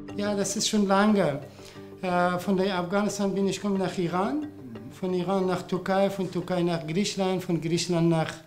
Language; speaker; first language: German; non-native, learner; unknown